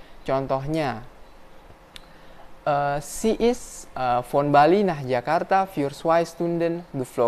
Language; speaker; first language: German; non-native, fluent; Indonesian